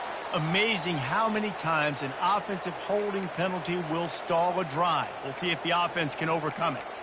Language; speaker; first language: English; native; English